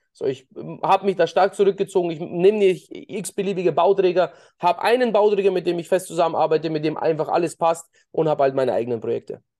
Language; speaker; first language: German; early bilingual, other home language; Russian